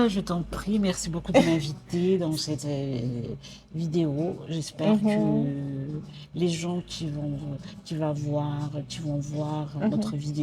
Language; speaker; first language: French; non-native, local second language; Malagasy